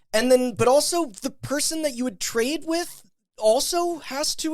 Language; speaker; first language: English; native; English